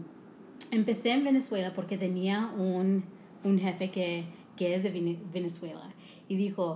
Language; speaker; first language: Spanish; early bilingual, heritage; English